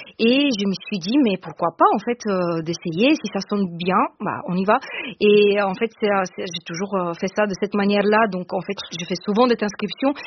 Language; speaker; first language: French; non-native, fluent; Bulgarian